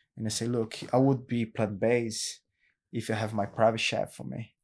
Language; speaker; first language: English; non-native, learner; Portuguese